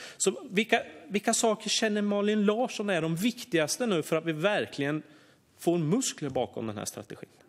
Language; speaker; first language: Swedish; native; Swedish